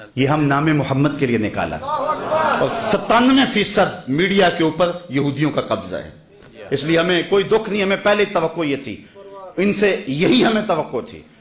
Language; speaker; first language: Urdu; non-native, local second language; Punjabi